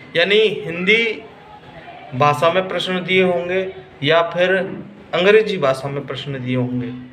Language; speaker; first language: Hindi; native; Hindi